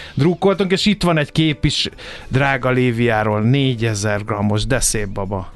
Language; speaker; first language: Hungarian; native; Hungarian